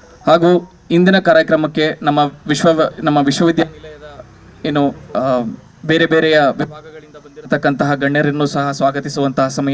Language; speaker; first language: Kannada; native; Kannada